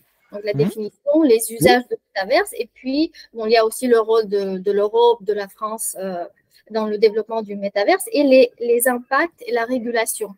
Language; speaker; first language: French; non-native, fluent; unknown